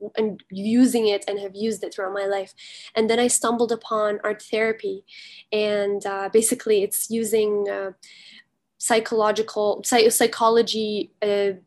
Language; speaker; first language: English; early bilingual, heritage; Arabic